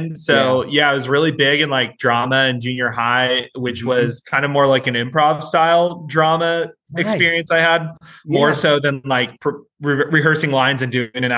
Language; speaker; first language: English; native; English